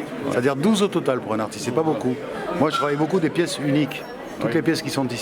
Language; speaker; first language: French; native; French